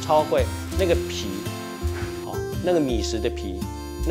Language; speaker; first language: Chinese; non-native, local second language; Hakka Chinese